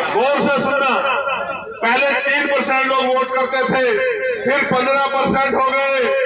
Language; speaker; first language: Hindi; native; Hindi